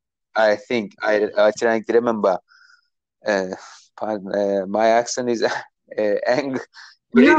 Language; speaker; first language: English; non-native, learner; Turkish